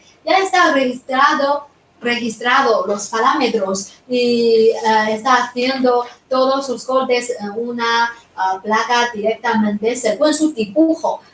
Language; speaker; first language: Spanish; non-native, fluent; Chinese